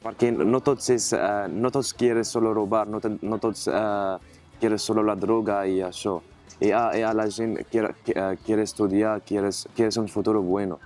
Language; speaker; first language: Spanish; non-native, learner; Arabic